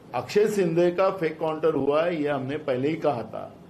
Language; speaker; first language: Hindi; non-native, local second language; Marathi